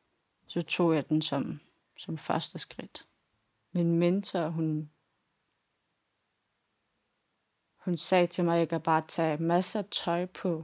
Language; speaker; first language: Danish; non-native, local second language; Kalaallisut